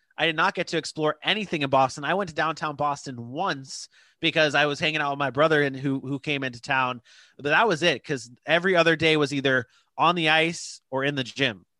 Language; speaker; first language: English; native; English